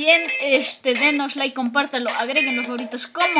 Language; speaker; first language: Spanish; native; Spanish